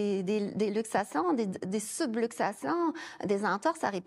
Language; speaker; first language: French; native; French